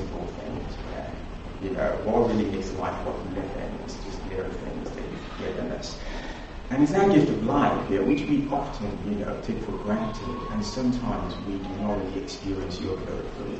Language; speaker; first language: English; non-native, local second language; Yoruba